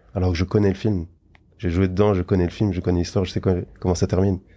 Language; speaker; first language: French; native; French